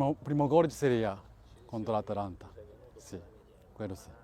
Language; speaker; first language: Italian; non-native, learner; Japanese